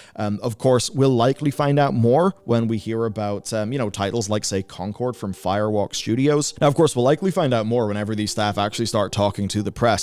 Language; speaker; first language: English; native; English